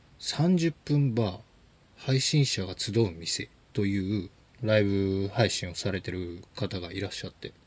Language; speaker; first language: Japanese; native; Japanese